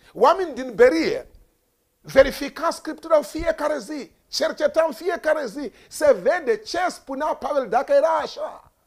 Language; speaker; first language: Romanian; non-native, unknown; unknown